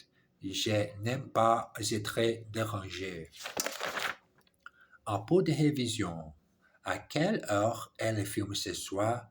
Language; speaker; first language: French; non-native, learner; English